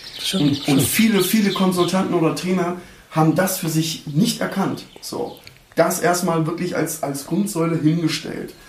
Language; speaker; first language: German; early bilingual, other home language; Turkish